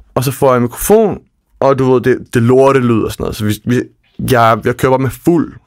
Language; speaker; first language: Danish; native; Danish